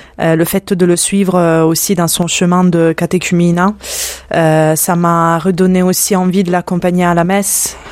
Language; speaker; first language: French; non-native, fluent; Italian